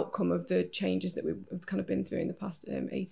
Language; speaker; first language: English; native; English